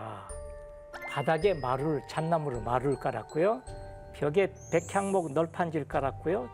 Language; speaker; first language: Korean; native; Korean